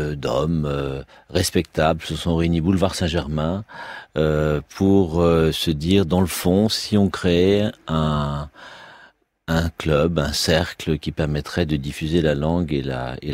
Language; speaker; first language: French; native; French